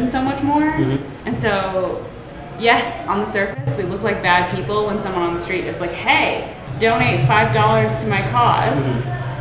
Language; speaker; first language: English; native; English